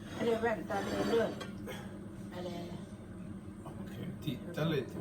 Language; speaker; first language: Swedish; non-native, learner; Thai